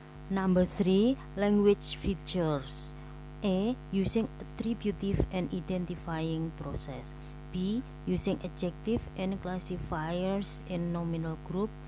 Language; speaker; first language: English; non-native, fluent; Indonesian